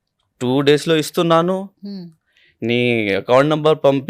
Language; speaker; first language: Telugu; non-native, local second language; Urdu